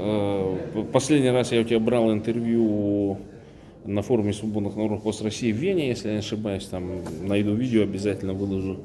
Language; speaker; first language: Russian; native; Russian